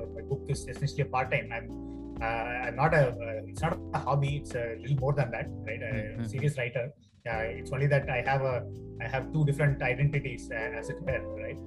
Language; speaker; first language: English; non-native, local second language; Tamil